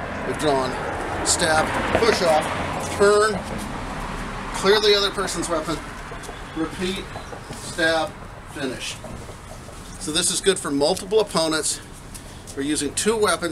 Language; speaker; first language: English; native; English